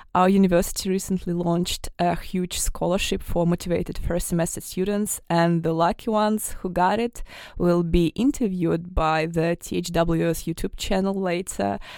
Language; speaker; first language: English; non-native, fluent; Russian